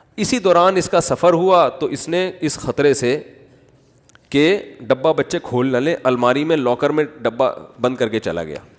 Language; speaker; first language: Urdu; native; Urdu